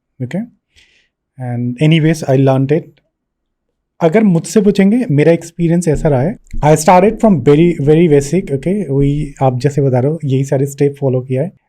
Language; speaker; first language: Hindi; non-native, local second language; Bangla